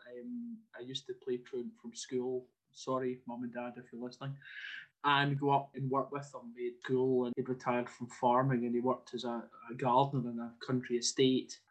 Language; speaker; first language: English; native; English